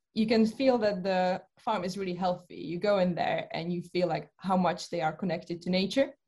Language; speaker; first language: English; non-native, fluent; Czech